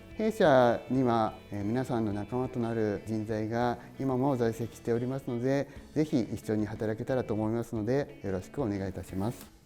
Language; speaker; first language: Japanese; native; Japanese